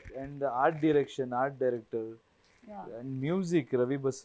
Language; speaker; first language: Telugu; non-native, fluent; Kannada